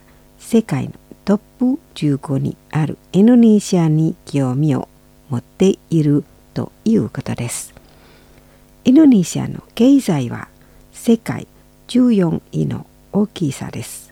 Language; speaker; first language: Japanese; non-native, fluent; Indonesian